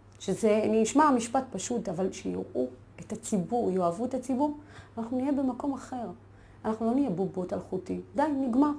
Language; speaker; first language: Hebrew; early bilingual, other home language; Amharic